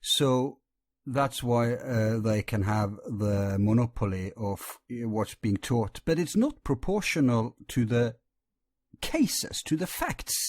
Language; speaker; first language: English; non-native, fluent; Norwegian